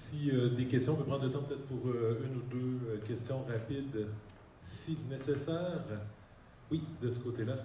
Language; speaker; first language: French; native; French